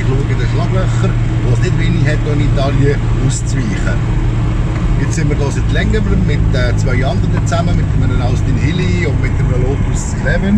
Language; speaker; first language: German; native; German